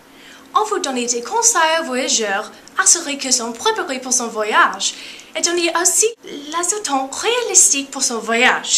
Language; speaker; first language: French; non-native, learner; English